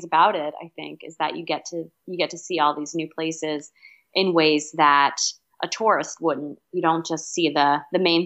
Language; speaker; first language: English; native; English